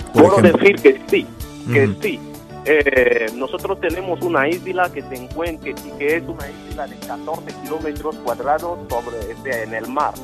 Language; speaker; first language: Spanish; non-native, local second language; Fang